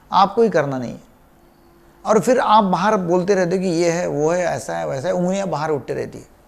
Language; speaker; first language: Hindi; non-native, local second language; Marathi